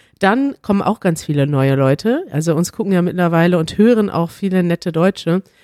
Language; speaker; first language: German; native; German